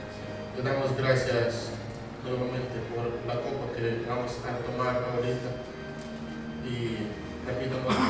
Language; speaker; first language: Spanish; non-native, fluent; Russian